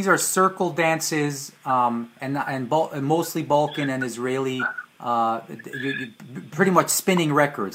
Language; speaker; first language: English; early bilingual, other home language; Hungarian